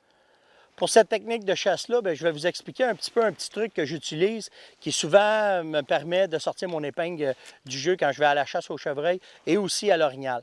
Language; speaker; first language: French; native; French